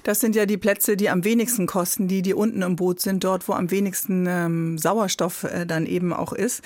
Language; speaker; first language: German; native; German